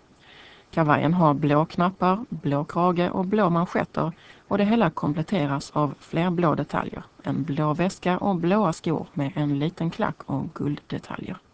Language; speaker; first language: Swedish; native; Swedish